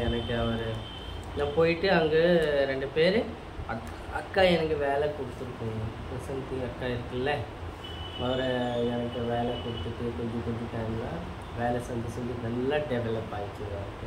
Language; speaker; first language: Tamil; non-native, fluent; Hindi